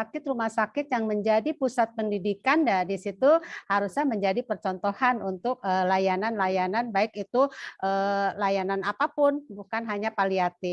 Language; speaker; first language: Indonesian; native; Indonesian